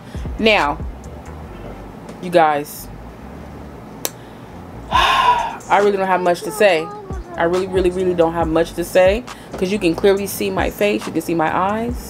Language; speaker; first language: English; native; English